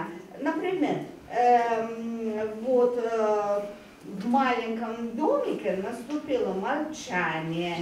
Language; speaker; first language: Russian; non-native, learner; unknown